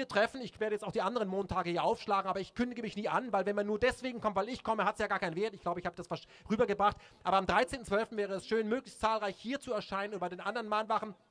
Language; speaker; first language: German; native; German